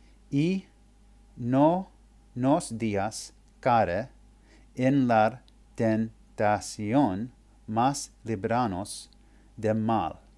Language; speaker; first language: Spanish; non-native, learner; English